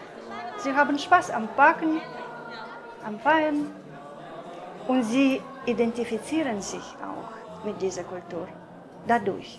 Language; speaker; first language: German; non-native, fluent; Russian